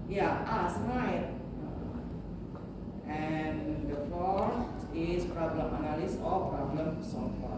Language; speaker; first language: English; non-native, learner; Indonesian